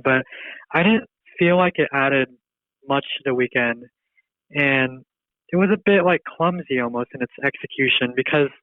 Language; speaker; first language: English; native; English